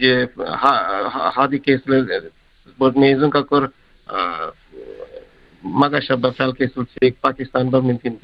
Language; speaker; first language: Hungarian; non-native, fluent; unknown